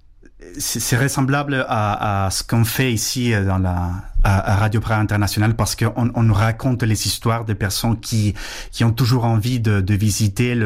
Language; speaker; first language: French; non-native, fluent; Spanish